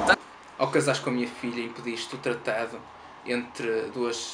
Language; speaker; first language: Portuguese; native; Portuguese